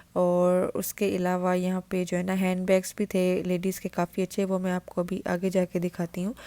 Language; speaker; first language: Urdu; native; Urdu